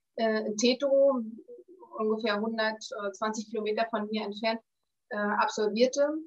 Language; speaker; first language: German; native; German